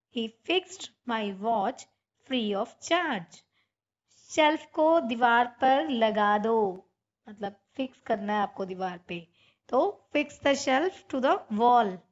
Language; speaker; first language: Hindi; non-native, local second language; Punjabi